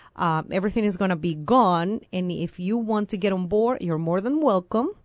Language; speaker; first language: English; non-native, fluent; Spanish